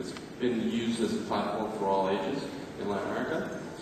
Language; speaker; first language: English; non-native, fluent; Spanish